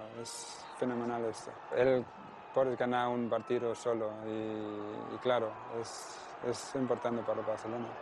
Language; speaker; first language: Spanish; non-native, learner; Danish